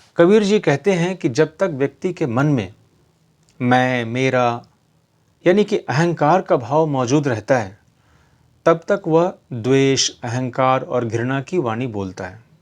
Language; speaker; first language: Hindi; native; Hindi